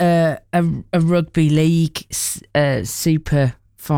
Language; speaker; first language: English; native; English